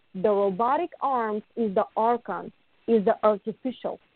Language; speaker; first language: English; non-native, fluent; Bulgarian